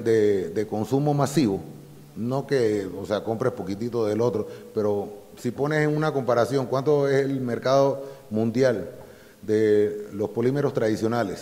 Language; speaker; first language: Spanish; native; Spanish